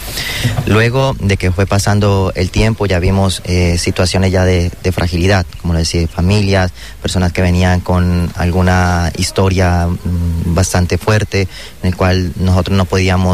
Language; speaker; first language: Spanish; native; Spanish